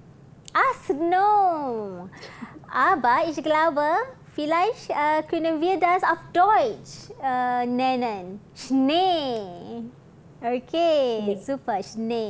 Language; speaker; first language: German; non-native, fluent; Malay